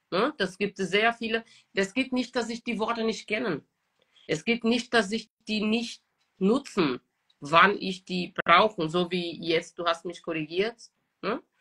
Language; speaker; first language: German; non-native, fluent; Portuguese